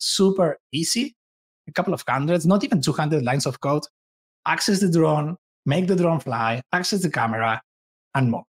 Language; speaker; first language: English; non-native, fluent; Spanish